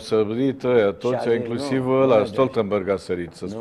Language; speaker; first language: Romanian; native; Romanian